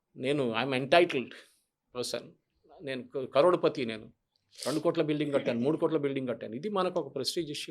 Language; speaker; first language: Telugu; non-native, local second language; Malayalam